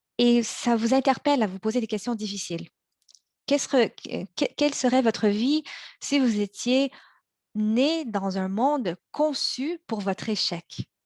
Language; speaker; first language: French; early bilingual, other home language; Chinese